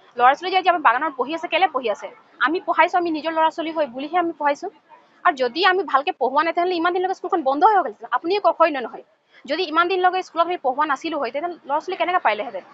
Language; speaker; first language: Assamese; non-native, local second language; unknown